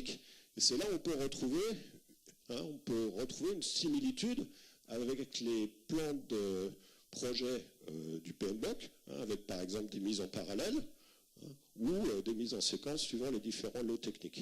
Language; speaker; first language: French; native; French